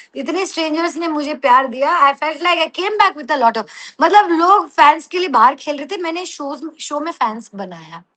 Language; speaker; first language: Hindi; non-native, local second language; Telugu